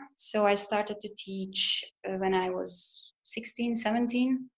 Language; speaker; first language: English; non-native, fluent; Hungarian